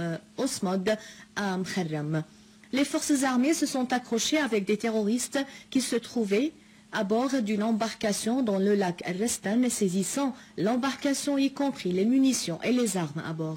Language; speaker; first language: French; non-native, fluent; Arabic